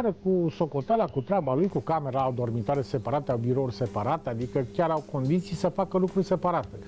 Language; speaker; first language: Romanian; native; Romanian